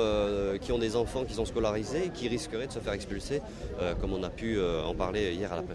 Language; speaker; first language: French; native; French